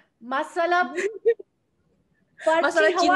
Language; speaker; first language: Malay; non-native, learner; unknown